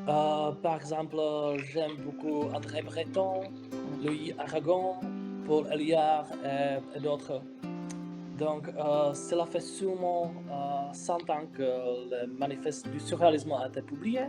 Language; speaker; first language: French; non-native, fluent; Czech